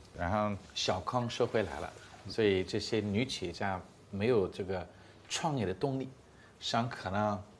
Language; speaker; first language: Chinese; non-native, fluent; English